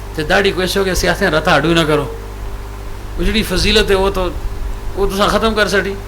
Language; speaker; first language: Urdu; non-native, local second language; Pashto